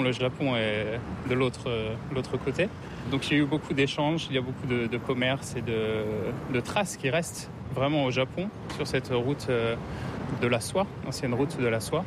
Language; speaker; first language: French; native; French